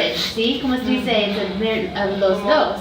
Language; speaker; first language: Spanish; non-native, learner; English